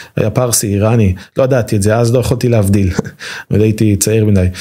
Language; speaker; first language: Hebrew; native; Hebrew